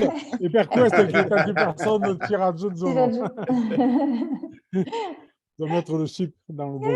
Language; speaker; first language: Italian; non-native, fluent; French